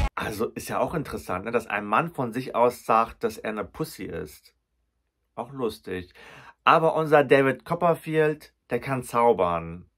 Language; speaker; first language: German; native; German